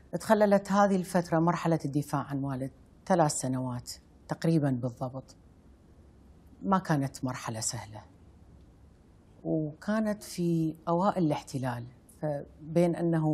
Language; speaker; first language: Arabic; native; Arabic